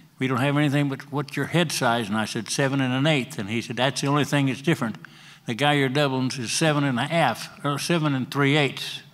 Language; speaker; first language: English; native; English